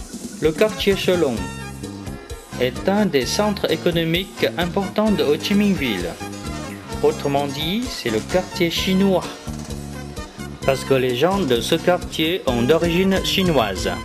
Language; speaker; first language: French; non-native, fluent; Vietnamese